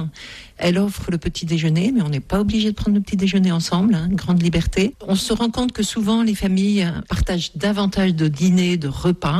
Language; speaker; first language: French; native; French